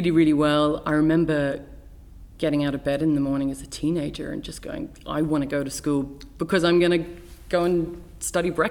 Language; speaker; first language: English; native; English